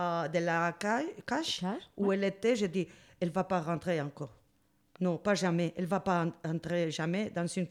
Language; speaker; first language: French; non-native, learner; Spanish